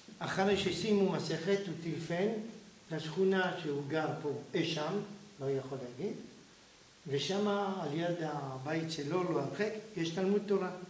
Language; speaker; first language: Hebrew; non-native, fluent; French